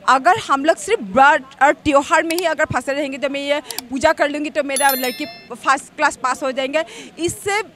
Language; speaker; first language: Hindi; non-native, local second language; Assamese